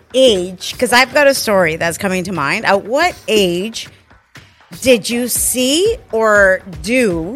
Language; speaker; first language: English; non-native, fluent; Spanish